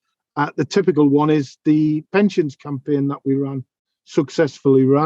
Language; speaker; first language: English; native; English